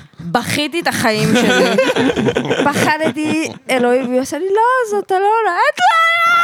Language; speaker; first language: Hebrew; native; Hebrew